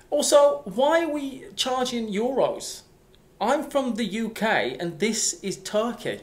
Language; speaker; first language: English; native; English